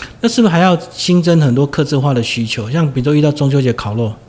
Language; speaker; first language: Chinese; native; Chinese